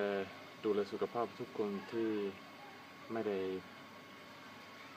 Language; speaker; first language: Thai; non-native, learner; English